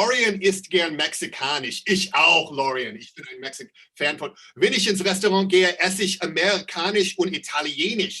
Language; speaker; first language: German; non-native, fluent; English